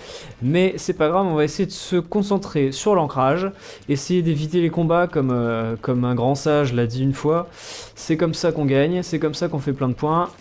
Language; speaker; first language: French; native; French